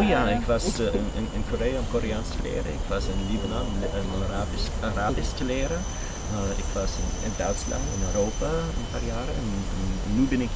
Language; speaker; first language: Dutch; non-native, learner; English